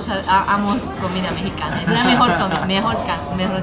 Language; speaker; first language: Spanish; non-native, fluent; Japanese